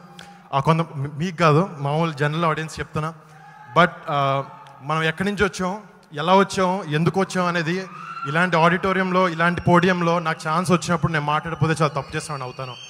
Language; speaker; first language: Telugu; native; Telugu